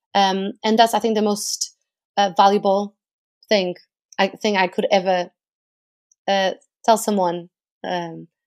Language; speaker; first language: English; non-native, fluent; Portuguese